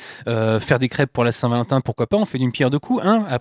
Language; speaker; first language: French; native; French